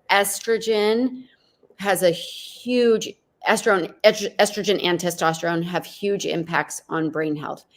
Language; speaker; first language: English; native; English